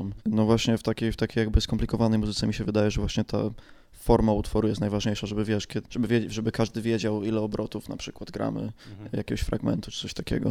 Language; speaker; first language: Polish; native; Polish